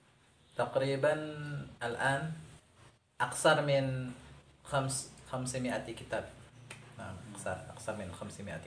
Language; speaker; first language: Arabic; non-native, learner; Indonesian